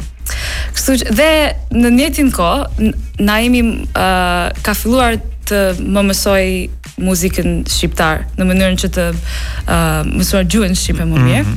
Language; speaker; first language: Albanian; non-native, learner; English